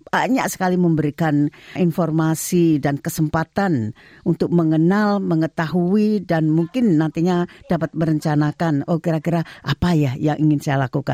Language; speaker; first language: Indonesian; native; Indonesian